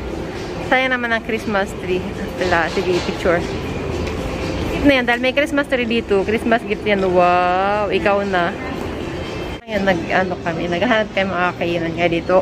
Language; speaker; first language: Filipino; non-native, local second language; Bikol